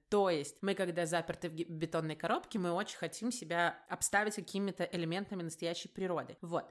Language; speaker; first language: Russian; native; Russian